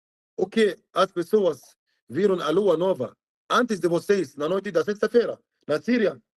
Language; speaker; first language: Portuguese; non-native, fluent; Arabic